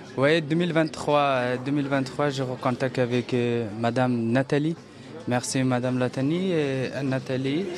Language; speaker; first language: French; non-native, learner; Persian